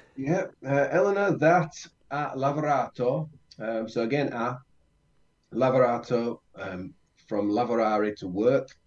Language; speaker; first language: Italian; non-native, learner; English